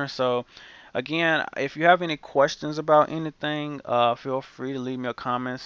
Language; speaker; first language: English; native; English